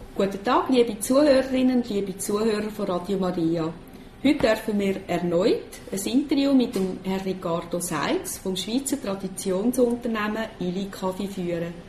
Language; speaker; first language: German; native; German